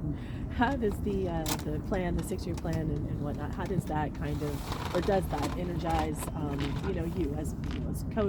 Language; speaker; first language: English; native; English